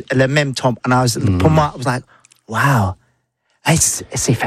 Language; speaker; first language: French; non-native, learner; English